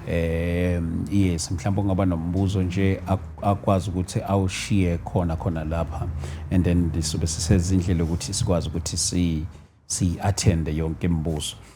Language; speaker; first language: Zulu; native; Zulu